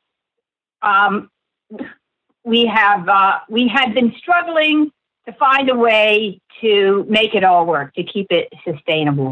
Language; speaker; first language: English; native; English